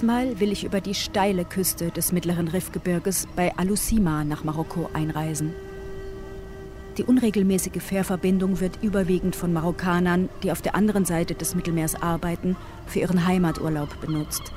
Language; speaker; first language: German; native; German